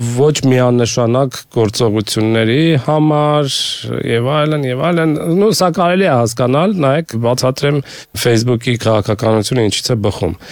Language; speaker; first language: Armenian; native; Armenian